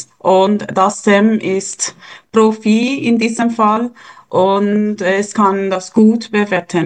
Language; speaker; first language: German; non-native, fluent; Persian